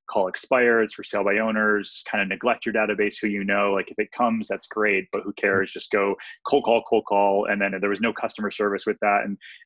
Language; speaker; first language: English; native; English